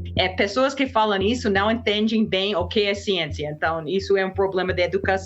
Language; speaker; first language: Portuguese; non-native, fluent; English